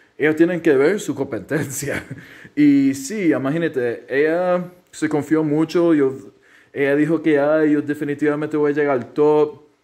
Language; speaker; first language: Spanish; early bilingual, heritage; Spanish